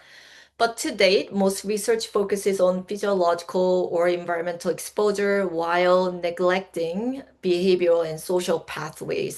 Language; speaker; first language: English; non-native, fluent; Korean